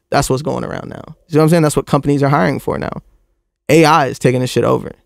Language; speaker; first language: English; native; English